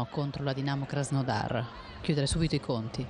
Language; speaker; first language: Italian; native; Italian